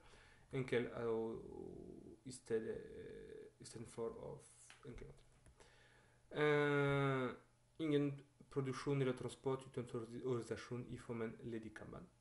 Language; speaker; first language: Norwegian; non-native, learner; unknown